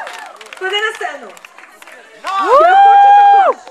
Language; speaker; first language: Ukrainian; early bilingual, heritage; Ukrainian